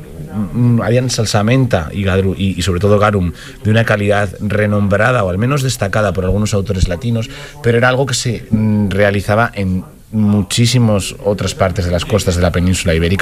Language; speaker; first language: Spanish; native; Spanish